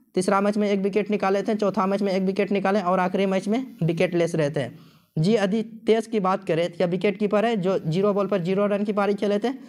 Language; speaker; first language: Hindi; native; Hindi